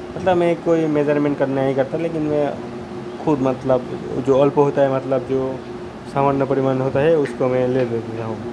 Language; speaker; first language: Hindi; non-native, local second language; Bangla